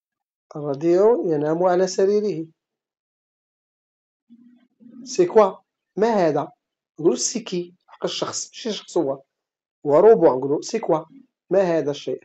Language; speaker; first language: French; non-native, fluent; Arabic